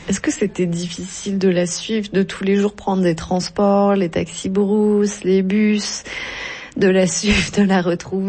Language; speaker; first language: French; native; French